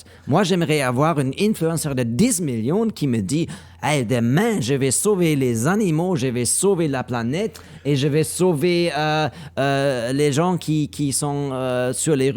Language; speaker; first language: French; non-native, learner; German